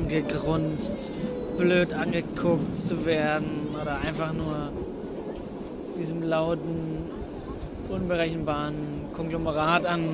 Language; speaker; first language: German; native; German